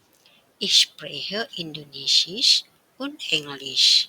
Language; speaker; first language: German; non-native, fluent; Indonesian